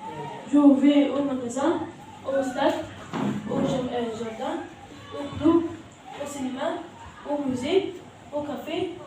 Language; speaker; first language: French; non-native, learner; Arabic